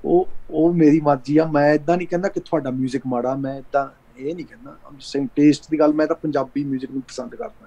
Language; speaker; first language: Punjabi; early bilingual, heritage; Punjabi